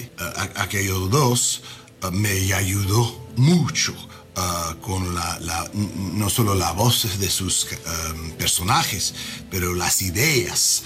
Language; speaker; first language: Spanish; non-native, learner; English